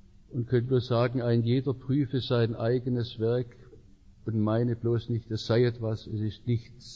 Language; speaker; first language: German; native; German